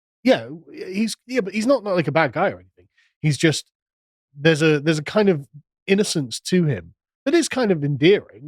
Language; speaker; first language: English; native; English